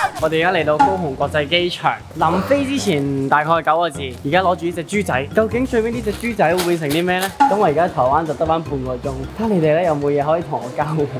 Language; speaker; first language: Chinese; non-native, local second language; Cantonese